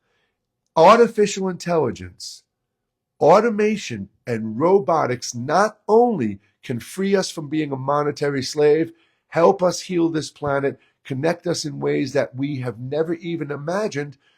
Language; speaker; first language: English; native; English